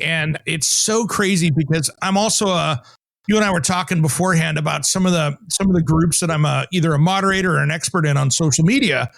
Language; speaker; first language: English; native; English